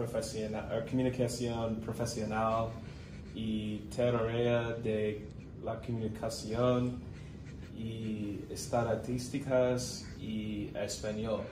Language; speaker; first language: Spanish; non-native, learner; English